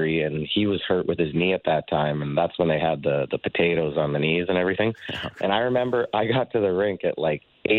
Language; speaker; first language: English; native; English